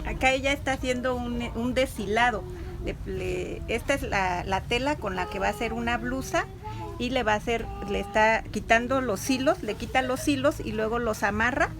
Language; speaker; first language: Spanish; native; Spanish